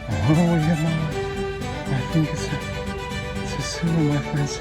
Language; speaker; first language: English; non-native, learner; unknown